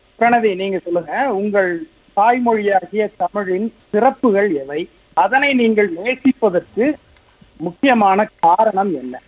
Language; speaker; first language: Tamil; native; Tamil